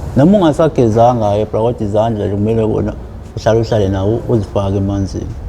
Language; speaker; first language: Zulu; native; Zulu